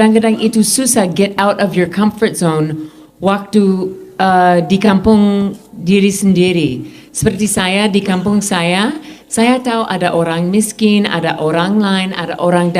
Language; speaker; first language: Indonesian; non-native, fluent; English